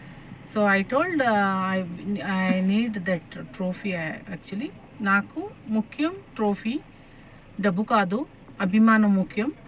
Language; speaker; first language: Telugu; non-native, learner; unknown